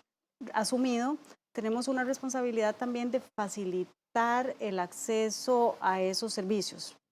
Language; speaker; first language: Spanish; native; Spanish